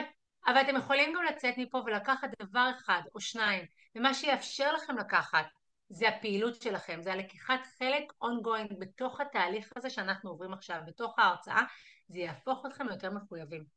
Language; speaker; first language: Hebrew; native; Hebrew